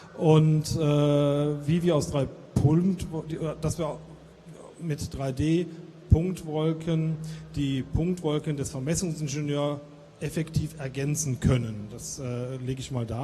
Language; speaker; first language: German; native; German